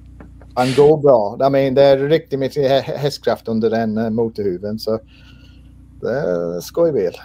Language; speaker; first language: Swedish; non-native, fluent; English